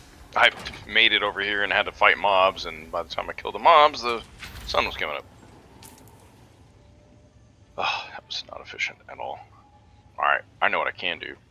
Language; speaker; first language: English; native; English